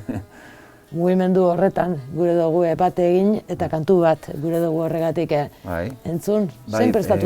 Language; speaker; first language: Basque; native; Basque